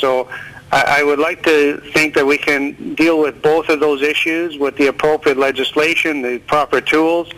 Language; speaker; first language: English; native; English